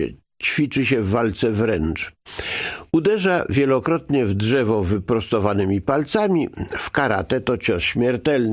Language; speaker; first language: Polish; native; Polish